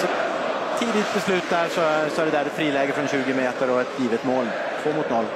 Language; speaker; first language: Swedish; native; Swedish